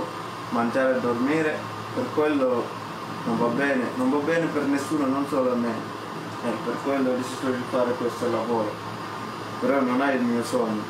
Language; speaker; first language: Italian; non-native, learner; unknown